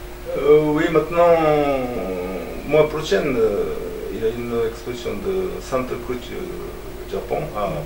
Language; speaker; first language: French; non-native, learner; Japanese